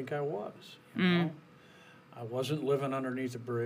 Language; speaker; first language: English; native; English